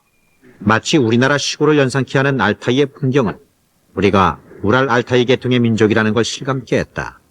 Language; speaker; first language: Korean; native; Korean